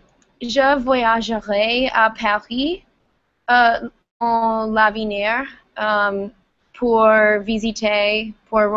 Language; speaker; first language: French; non-native, learner; English